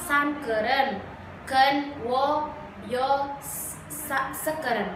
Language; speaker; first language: Chinese; non-native, learner; Indonesian